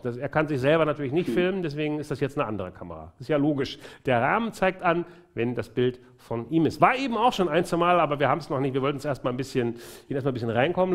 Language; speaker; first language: German; native; German